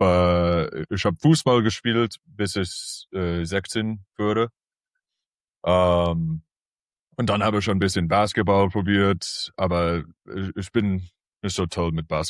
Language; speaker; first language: German; early bilingual, heritage; English